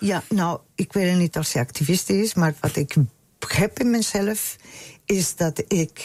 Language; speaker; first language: Dutch; non-native, fluent; Spanish